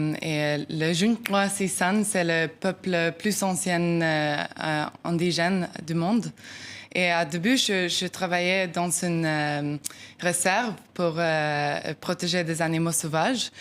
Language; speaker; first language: French; non-native, learner; Norwegian